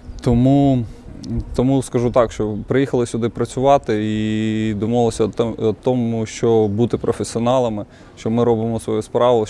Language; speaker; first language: Ukrainian; non-native, local second language; Russian